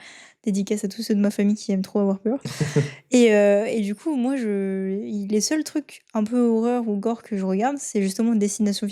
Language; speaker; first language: French; native; French